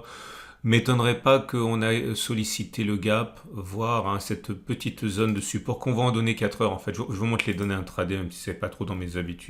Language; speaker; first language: French; native; French